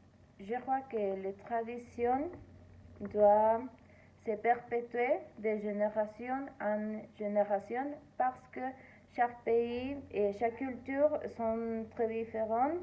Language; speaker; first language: French; non-native, learner; Spanish